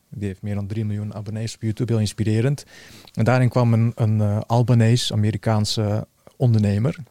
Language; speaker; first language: Dutch; early bilingual, other home language; Bosnian